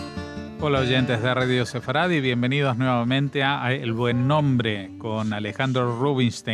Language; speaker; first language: Spanish; native; Spanish